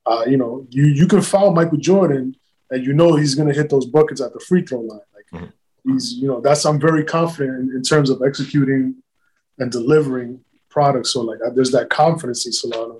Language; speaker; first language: English; native; English